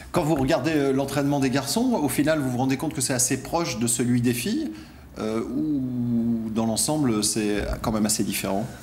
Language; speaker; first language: French; native; French